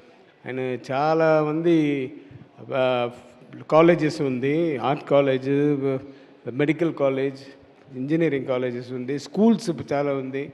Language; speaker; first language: Telugu; non-native, learner; Tamil